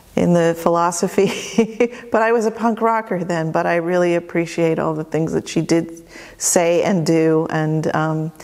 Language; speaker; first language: English; native; English